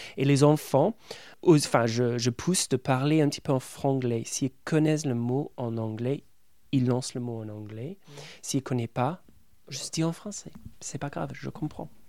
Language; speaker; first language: French; non-native, fluent; English